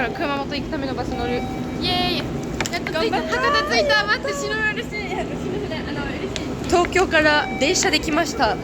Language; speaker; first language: Japanese; non-native, fluent; French